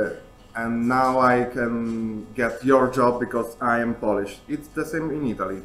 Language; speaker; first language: English; non-native, learner; Italian